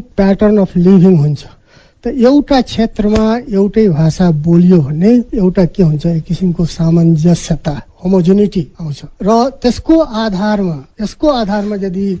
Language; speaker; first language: Nepali; non-native, local second language; Maithili